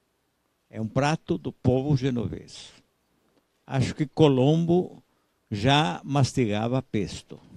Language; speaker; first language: Portuguese; non-native, fluent; Italian